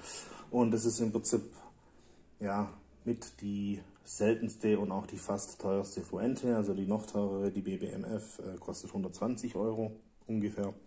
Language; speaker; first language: German; native; German